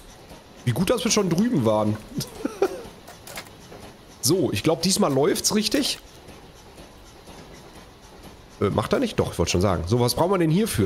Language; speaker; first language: German; native; German